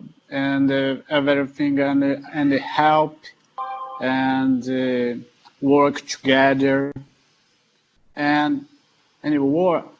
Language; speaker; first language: English; non-native, learner; Portuguese